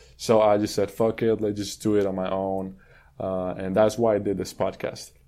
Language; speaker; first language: English; non-native, fluent; Spanish